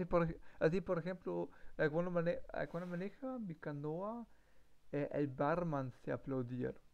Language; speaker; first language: Spanish; non-native, learner; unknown